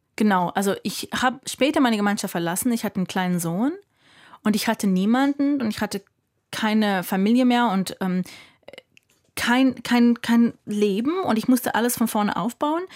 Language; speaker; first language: German; non-native, fluent; English